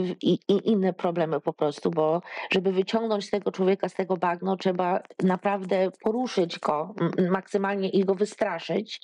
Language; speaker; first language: Polish; early bilingual, heritage; Polish